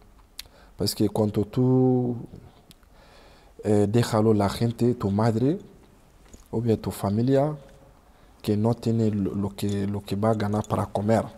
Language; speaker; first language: Spanish; non-native, learner; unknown